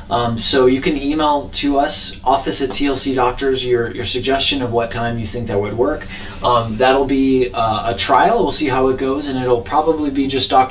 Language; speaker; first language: English; native; English